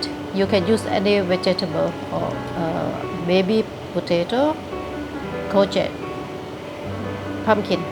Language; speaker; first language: English; non-native, learner; Thai